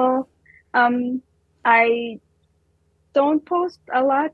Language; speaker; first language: English; non-native, local second language; Filipino